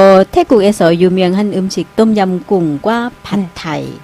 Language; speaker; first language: Korean; non-native, learner; Thai